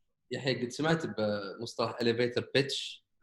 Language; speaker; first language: Arabic; native; Arabic